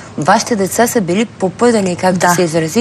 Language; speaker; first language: Bulgarian; native; Bulgarian